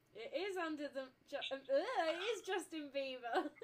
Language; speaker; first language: English; native; English